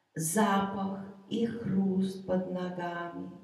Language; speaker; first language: Russian; non-native, local second language; Tuvinian